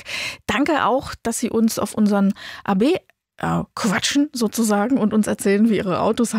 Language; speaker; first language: German; native; German